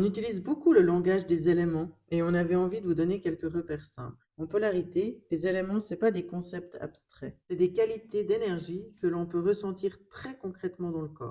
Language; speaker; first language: French; native; French